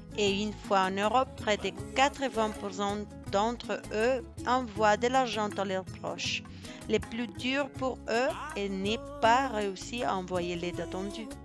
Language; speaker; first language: French; non-native, fluent; Spanish